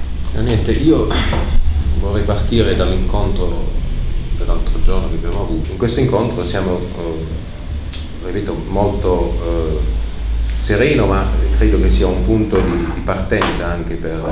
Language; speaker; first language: Italian; native; Italian